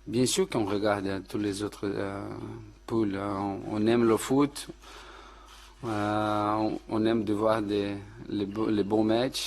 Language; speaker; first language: French; non-native, fluent; Portuguese